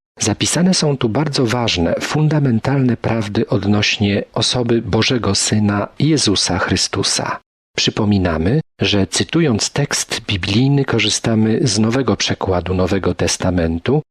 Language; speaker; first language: Polish; native; Polish